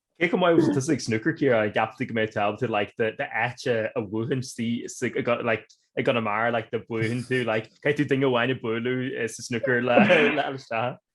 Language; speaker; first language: Irish; non-native, local second language; English